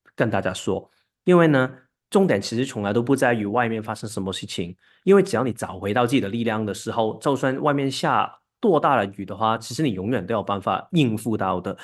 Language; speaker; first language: Chinese; non-native, local second language; Cantonese